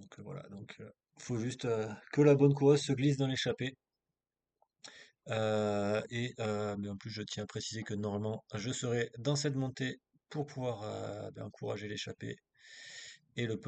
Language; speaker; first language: French; native; French